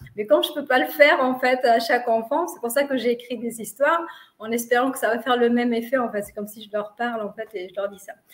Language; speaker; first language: French; non-native, local second language; Arabic